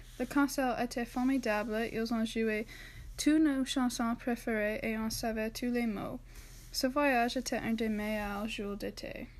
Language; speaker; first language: French; non-native, learner; English